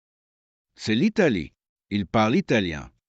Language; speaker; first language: French; non-native, learner; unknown